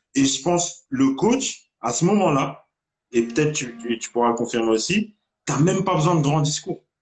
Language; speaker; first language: French; native; French